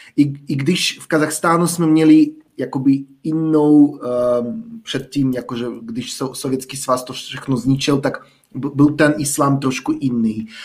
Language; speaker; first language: Czech; non-native, fluent; Russian